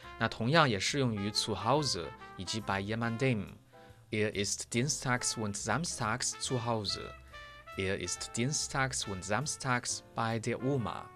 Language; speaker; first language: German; non-native, fluent; Chinese